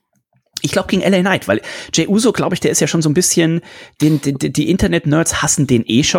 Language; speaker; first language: German; native; German